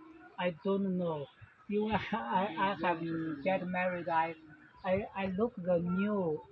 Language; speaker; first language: English; non-native, learner; Chinese